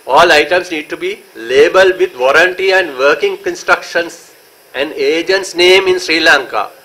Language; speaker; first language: English; non-native, local second language; Sinhala